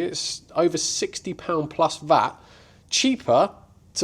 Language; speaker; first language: English; native; English